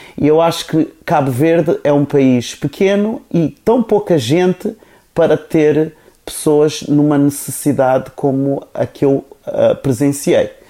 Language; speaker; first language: Portuguese; non-native, local second language; Kabuverdianu